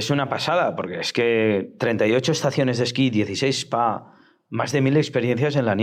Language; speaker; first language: Spanish; native; Spanish